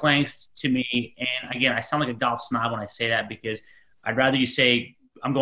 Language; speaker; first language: English; native; English